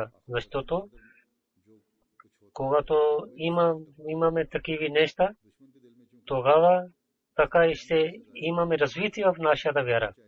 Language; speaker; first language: Bulgarian; non-native, fluent; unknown